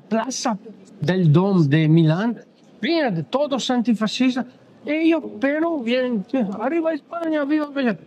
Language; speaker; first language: Spanish; non-native, learner; Italian